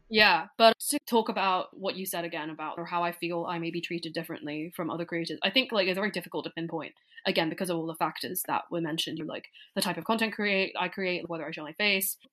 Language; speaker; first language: English; non-native, local second language; Cantonese